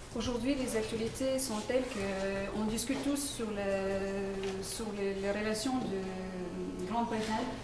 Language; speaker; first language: French; non-native, fluent; Lithuanian